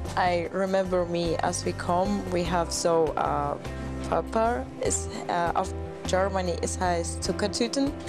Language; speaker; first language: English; non-native, learner; German